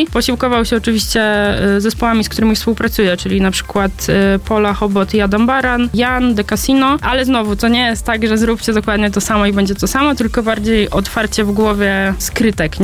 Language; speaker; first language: Polish; native; Polish